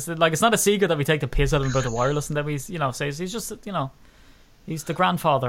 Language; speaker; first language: English; native; English